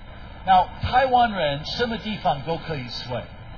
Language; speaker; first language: Chinese; non-native, fluent; English